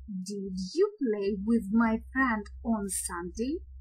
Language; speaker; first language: English; non-native, fluent; Ukrainian